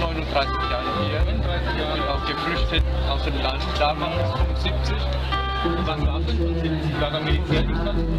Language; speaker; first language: German; non-native, fluent; Lao